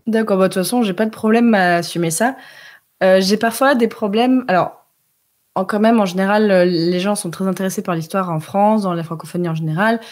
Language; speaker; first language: French; early bilingual, heritage; French